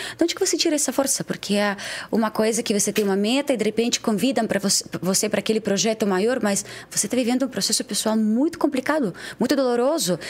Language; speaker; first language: Portuguese; non-native, fluent; Russian